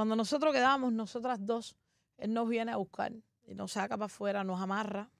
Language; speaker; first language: Spanish; native; Spanish